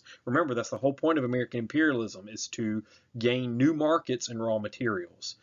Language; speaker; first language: English; native; English